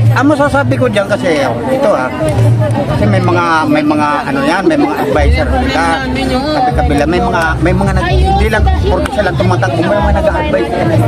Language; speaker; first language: Filipino; non-native, local second language; Waray